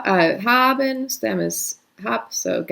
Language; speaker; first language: German; non-native, fluent; English